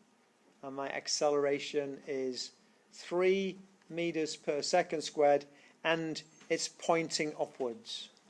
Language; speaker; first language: English; native; English